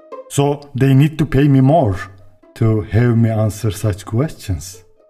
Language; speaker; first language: English; non-native, fluent; Turkish